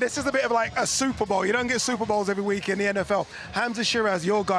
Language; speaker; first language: English; native; English